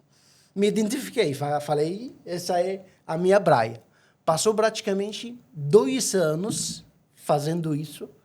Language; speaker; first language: Portuguese; non-native, fluent; Arabic